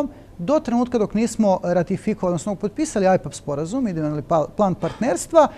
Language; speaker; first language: Bosnian; native; Bosnian